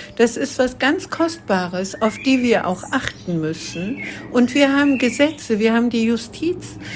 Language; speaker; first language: German; early bilingual, other home language; Kurdish